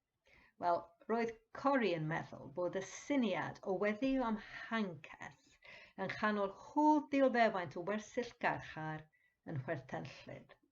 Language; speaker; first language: Welsh; non-native, fluent; English